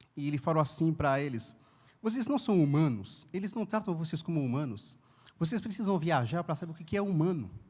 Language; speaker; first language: Portuguese; non-native, fluent; Haitian Creole